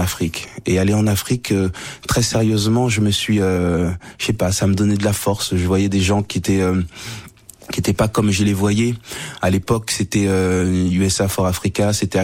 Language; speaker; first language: French; native; French